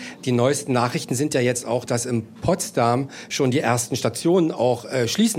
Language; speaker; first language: German; native; German